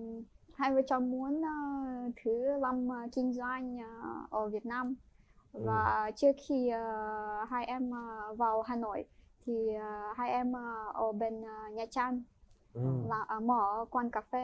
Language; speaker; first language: Vietnamese; non-native, fluent; Ukrainian